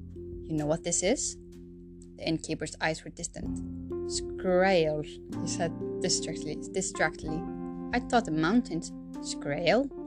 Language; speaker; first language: English; non-native, fluent; Icelandic